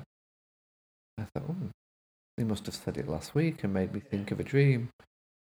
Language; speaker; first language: English; native; English